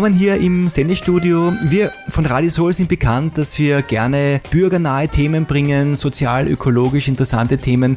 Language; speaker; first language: German; native; German